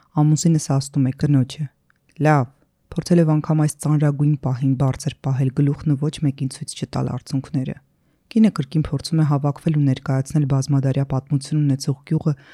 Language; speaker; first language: Armenian; native; Armenian